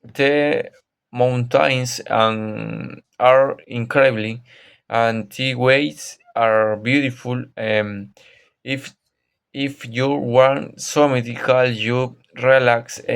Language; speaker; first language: English; non-native, learner; Spanish